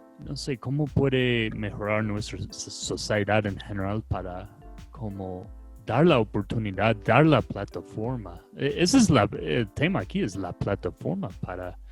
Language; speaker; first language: Spanish; non-native, fluent; English